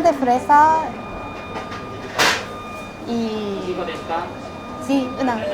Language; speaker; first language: Spanish; non-native, fluent; Japanese